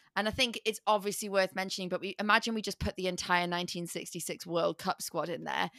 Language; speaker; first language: English; native; English